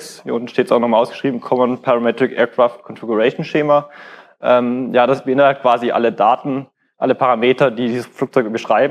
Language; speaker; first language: German; native; German